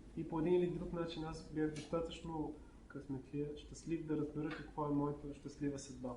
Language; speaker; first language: Bulgarian; native; Bulgarian